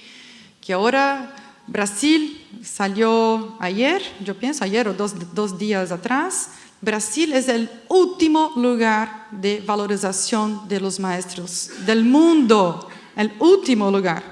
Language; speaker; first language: Spanish; non-native, fluent; Portuguese